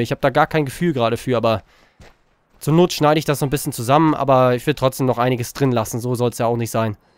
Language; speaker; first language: German; native; German